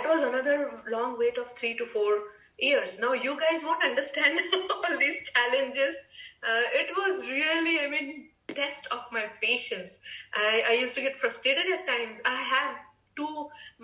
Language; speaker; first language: English; non-native, local second language; Marathi